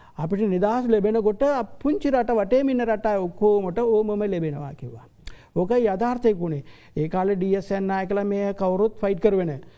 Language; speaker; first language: Sinhala; non-native, local second language; Tamil